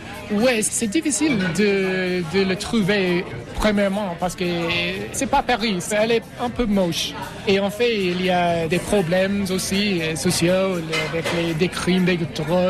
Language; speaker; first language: French; non-native, fluent; English